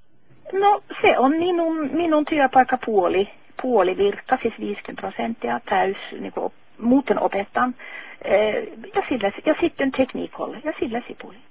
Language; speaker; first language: Finnish; non-native, fluent; Norwegian